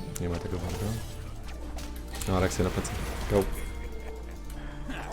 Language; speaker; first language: Polish; native; Polish